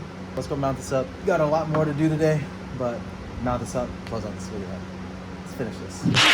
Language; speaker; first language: English; native; English